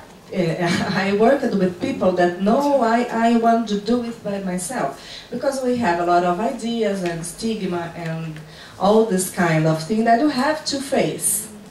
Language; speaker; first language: English; non-native, fluent; Portuguese